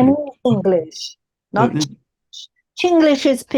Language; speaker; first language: English; non-native, fluent; Russian